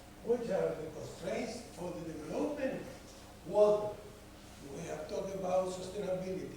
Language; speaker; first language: English; non-native, fluent; Spanish